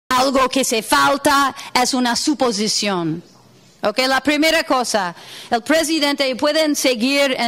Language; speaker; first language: Spanish; non-native, fluent; English